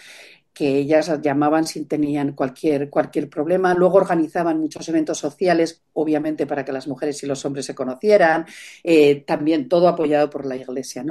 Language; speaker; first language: Spanish; native; Spanish